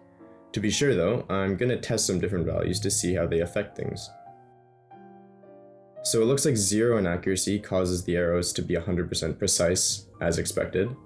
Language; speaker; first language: English; native; English